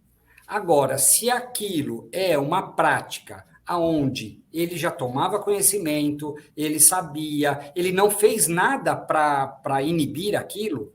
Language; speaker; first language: Portuguese; native; Portuguese